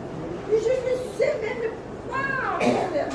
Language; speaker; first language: French; non-native, learner; Portuguese